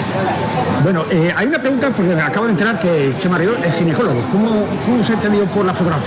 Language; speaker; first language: Spanish; native; Spanish